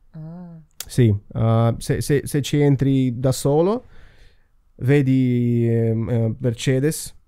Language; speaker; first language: Italian; non-native, fluent; Russian